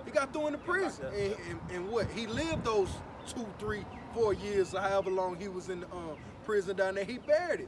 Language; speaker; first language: English; native; English